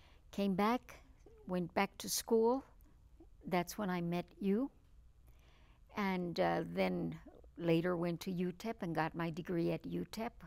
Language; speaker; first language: English; early bilingual, other home language; Spanish